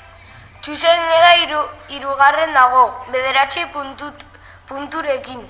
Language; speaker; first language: Basque; non-native, local second language; Spanish